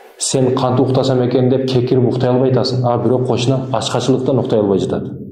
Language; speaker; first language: Kyrgyz; native; Kyrgyz